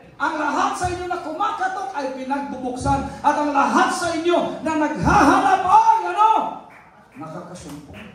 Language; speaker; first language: Filipino; non-native, local second language; Cebuano